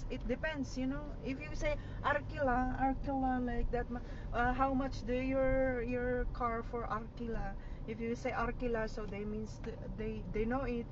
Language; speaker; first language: English; non-native, local second language; Iloko